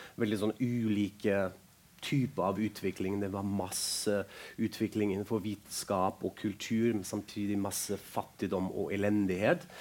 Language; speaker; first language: Norwegian; non-native, fluent; German